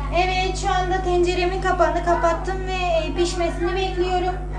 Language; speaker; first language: Turkish; native; Turkish